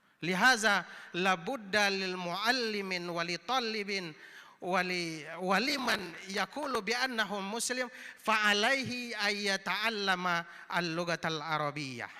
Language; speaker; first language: Arabic; non-native, fluent; Indonesian